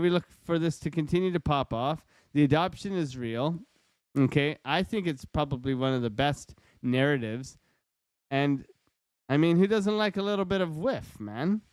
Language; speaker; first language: English; native; English